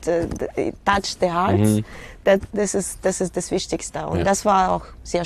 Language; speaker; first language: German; non-native, fluent; Russian